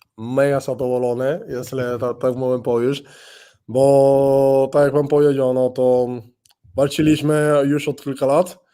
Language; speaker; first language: Polish; non-native, learner; Spanish